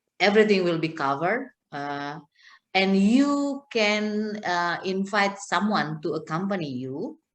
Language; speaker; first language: English; non-native, fluent; Indonesian